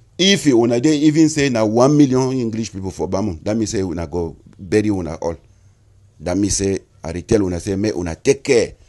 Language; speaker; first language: Nigerian Pidgin; native; Nigerian Pidgin